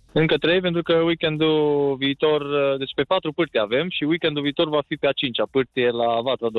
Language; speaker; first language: Romanian; native; Romanian